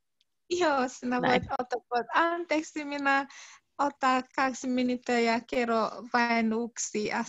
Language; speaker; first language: Finnish; non-native, learner; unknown